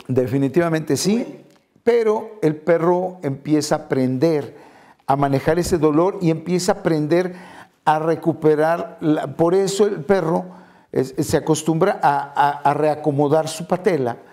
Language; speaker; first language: Spanish; native; Spanish